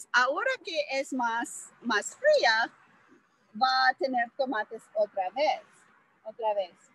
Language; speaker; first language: Spanish; non-native, fluent; English